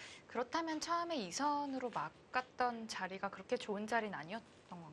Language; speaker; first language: Korean; native; Korean